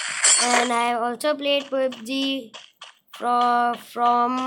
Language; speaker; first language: English; non-native, learner; Hindi